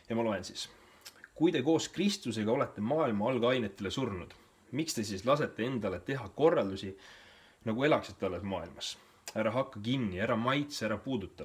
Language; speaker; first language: Estonian; native; Estonian